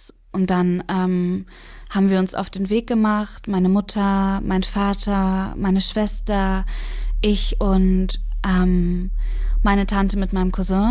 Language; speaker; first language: German; early bilingual, other home language; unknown